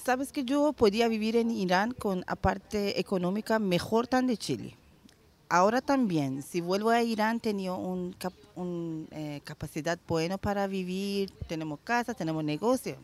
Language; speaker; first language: Spanish; non-native, learner; Persian